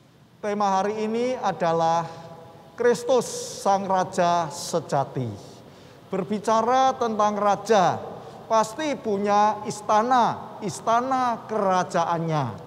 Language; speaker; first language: Indonesian; native; Indonesian